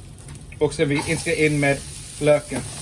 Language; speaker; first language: Swedish; non-native, fluent; English